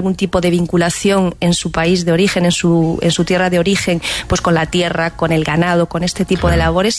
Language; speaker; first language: Spanish; native; Spanish